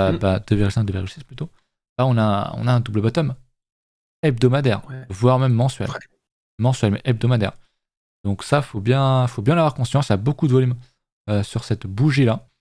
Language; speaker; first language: French; native; French